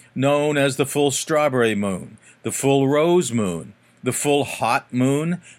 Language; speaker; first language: English; native; English